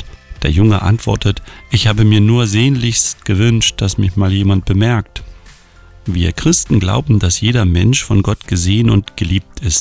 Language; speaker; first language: German; native; German